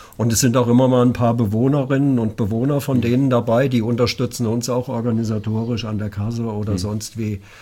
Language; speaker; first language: German; native; German